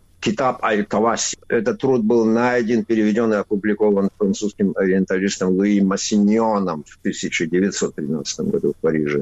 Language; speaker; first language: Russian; non-native, local second language; Avaric